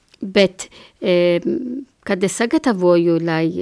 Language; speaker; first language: Latvian; non-native, learner; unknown